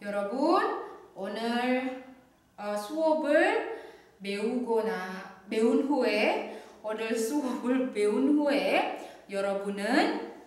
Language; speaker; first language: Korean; non-native, fluent; Indonesian